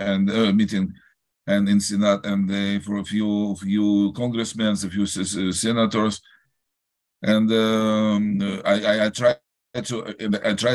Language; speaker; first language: English; non-native, learner; Russian